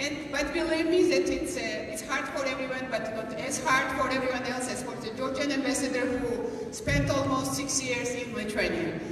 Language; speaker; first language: English; non-native, fluent; Georgian